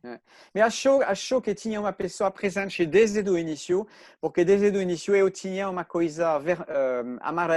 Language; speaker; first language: Portuguese; non-native, fluent; French